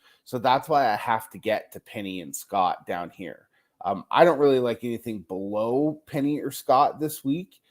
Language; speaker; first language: English; native; English